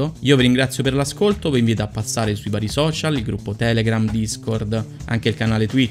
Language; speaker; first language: Italian; native; Italian